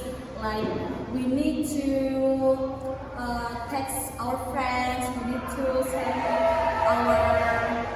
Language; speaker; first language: English; non-native, learner; Indonesian